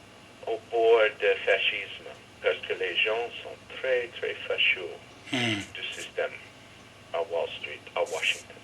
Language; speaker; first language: French; non-native, learner; English